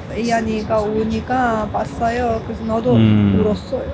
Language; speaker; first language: Korean; non-native, learner; Persian